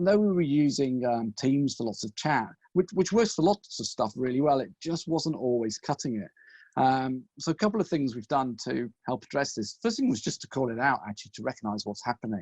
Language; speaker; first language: English; native; English